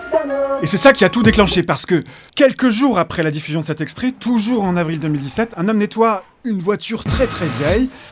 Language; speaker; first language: French; native; French